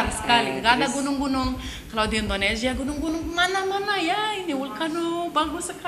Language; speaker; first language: Indonesian; non-native, learner; Lithuanian